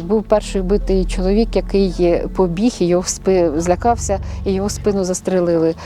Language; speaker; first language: Ukrainian; native; Ukrainian